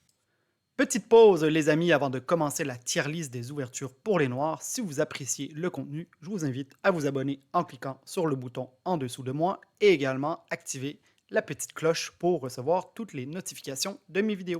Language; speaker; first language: French; native; French